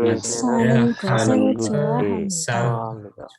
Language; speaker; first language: Korean; non-native, learner; Indonesian